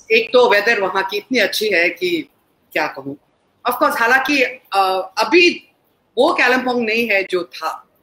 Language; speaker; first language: Hindi; non-native, local second language; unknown